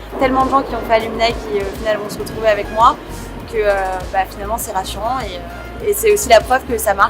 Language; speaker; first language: French; native; French